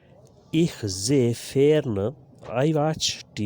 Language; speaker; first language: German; non-native, learner; Urdu